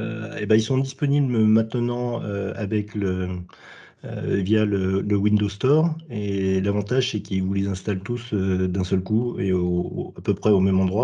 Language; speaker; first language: French; native; French